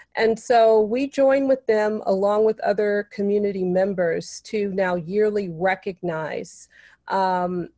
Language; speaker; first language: English; native; English